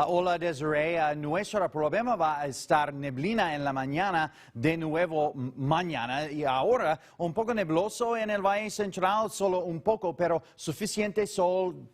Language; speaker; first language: Spanish; non-native, learner; English